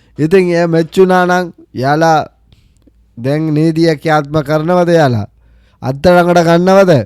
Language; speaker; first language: Sinhala; early bilingual, heritage; Sinhala